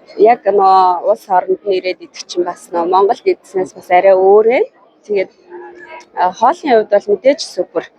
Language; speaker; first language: Mongolian; native; Mongolian